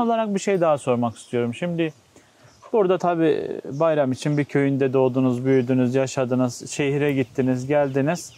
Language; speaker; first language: Turkish; native; Turkish